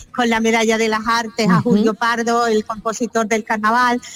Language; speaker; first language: Spanish; native; Spanish